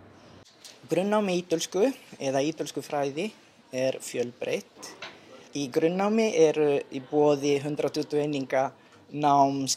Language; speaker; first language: Icelandic; non-native, fluent; Italian